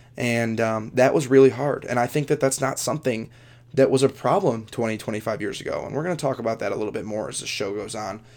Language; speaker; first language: English; native; English